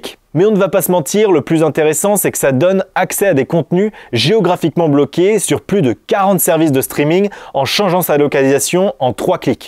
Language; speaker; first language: French; native; French